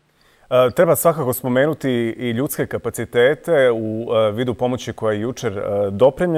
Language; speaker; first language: Serbian; native; Serbian